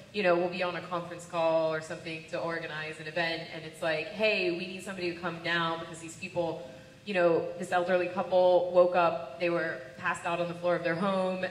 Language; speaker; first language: English; native; English